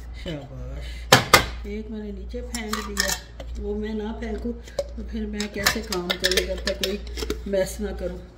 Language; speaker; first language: Urdu; native; Urdu